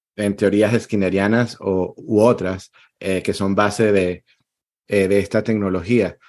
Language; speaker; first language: Spanish; native; Spanish